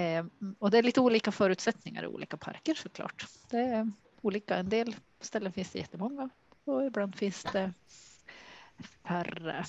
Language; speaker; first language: Swedish; native; Swedish